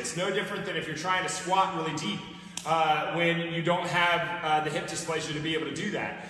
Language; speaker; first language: English; native; English